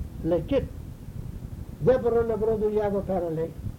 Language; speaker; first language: Greek; native; Greek